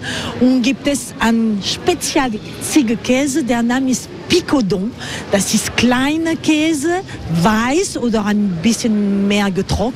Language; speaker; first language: German; non-native, learner; French